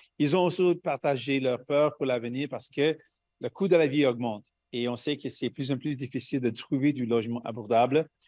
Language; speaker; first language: French; non-native, local second language; English